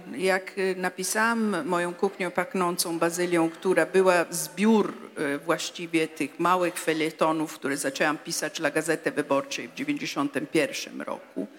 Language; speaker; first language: Polish; non-native, fluent; Italian